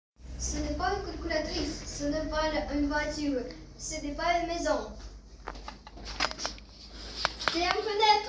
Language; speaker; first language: French; non-native, learner; Russian